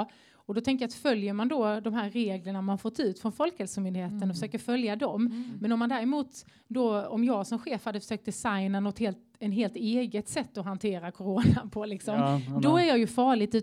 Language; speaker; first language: Swedish; native; Swedish